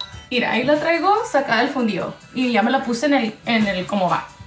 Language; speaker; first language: Spanish; early bilingual, heritage; Spanish